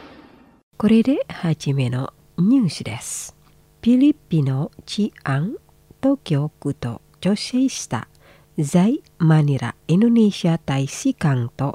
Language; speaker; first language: Japanese; non-native, fluent; Indonesian